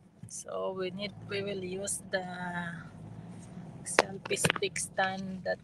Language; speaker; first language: English; non-native, local second language; Filipino